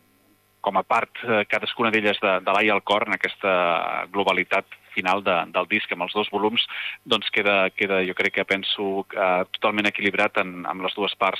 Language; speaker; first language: Catalan; native; Catalan